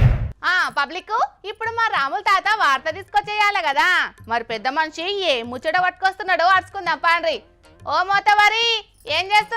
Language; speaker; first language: Telugu; native; Telugu